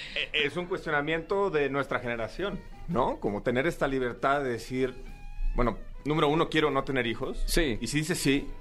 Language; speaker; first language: Spanish; native; Spanish